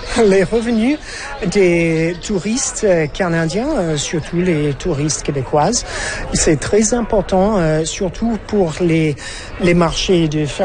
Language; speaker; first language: French; non-native, fluent; English